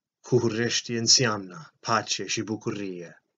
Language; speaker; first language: Romanian; non-native, learner; English